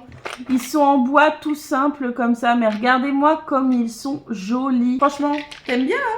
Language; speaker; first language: French; native; French